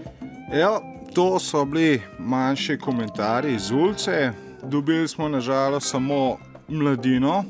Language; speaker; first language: Slovenian; native; Slovenian